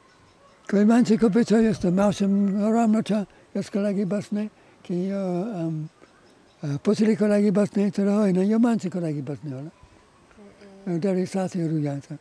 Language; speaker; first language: Nepali; non-native, learner; English